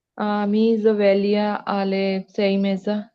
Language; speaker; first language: Italian; non-native, learner; Punjabi